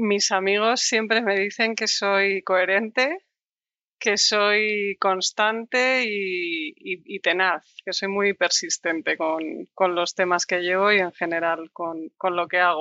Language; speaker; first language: Spanish; native; Spanish